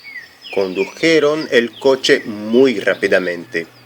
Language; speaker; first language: Spanish; non-native, fluent; Portuguese